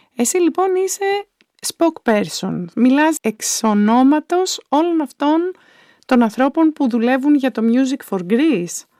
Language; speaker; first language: Greek; native; Greek